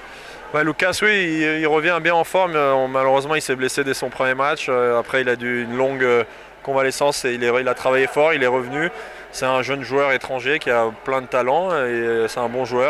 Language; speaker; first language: French; native; French